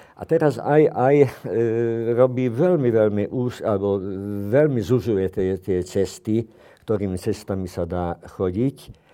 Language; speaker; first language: Slovak; non-native, local second language; Hungarian